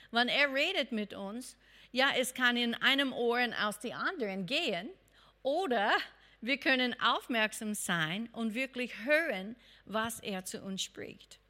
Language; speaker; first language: German; non-native, fluent; English